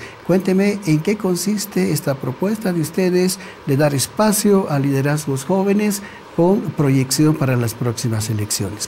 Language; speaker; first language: Spanish; native; Spanish